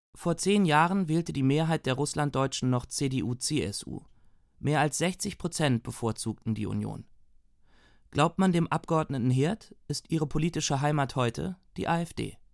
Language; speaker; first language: German; native; German